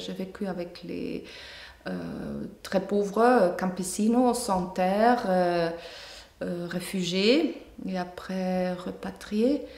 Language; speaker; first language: French; non-native, fluent; German